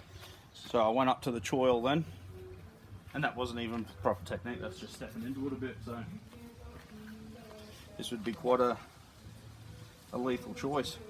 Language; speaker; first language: English; native; English